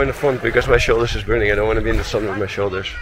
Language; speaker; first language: English; non-native, fluent; Dutch